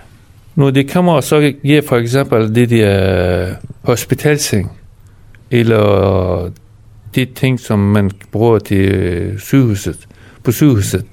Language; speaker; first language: Danish; non-native, fluent; Persian